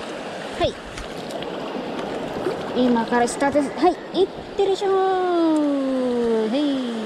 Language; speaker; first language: Japanese; non-native, fluent; Filipino